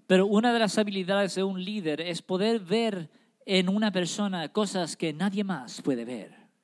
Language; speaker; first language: Spanish; native; Spanish